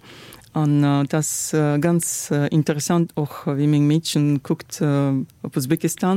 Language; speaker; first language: German; non-native, learner; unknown